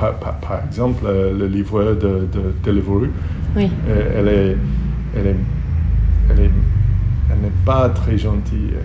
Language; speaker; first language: French; non-native, learner; Hebrew